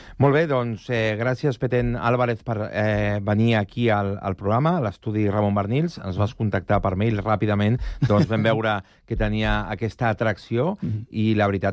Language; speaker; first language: Catalan; native; Catalan